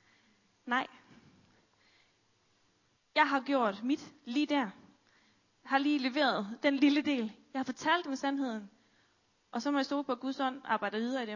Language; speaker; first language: Danish; native; Danish